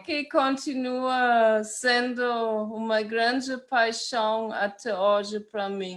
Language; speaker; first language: Portuguese; non-native, fluent; German